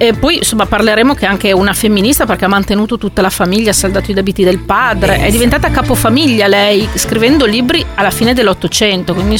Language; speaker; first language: Italian; native; Italian